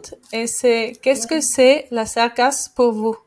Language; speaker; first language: French; non-native, learner; Spanish